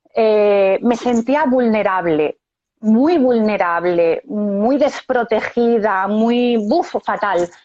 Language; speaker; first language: Spanish; native; Spanish